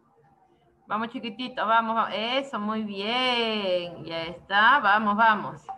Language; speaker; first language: Spanish; native; Spanish